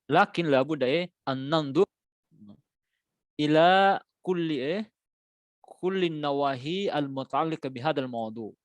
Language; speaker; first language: Arabic; non-native, fluent; Indonesian